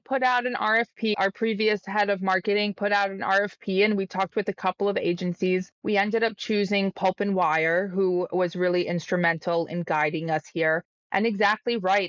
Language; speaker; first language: English; native; English